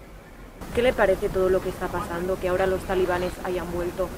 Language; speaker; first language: Spanish; native; Spanish